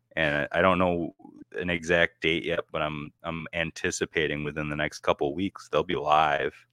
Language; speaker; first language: English; native; English